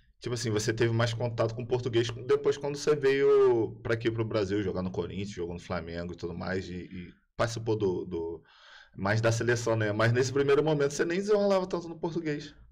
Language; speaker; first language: Portuguese; native; Portuguese